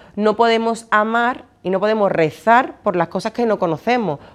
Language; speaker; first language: Spanish; native; Spanish